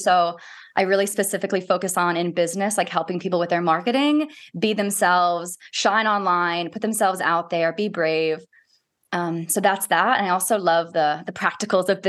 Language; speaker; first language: English; native; English